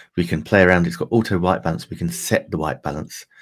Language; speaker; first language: English; native; English